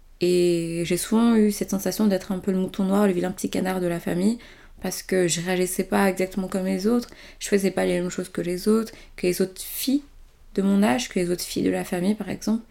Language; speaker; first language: French; early bilingual, other home language; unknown